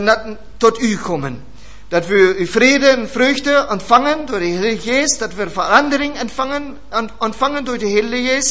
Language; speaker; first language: Dutch; non-native, learner; German